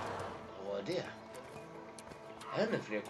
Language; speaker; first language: Swedish; native; Swedish